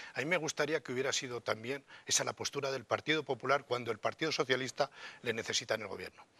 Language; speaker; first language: Spanish; native; Spanish